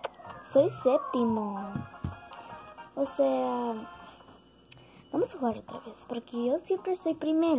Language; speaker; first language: Spanish; early bilingual, heritage; Spanish